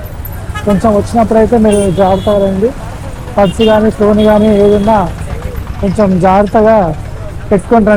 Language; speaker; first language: Telugu; native; Telugu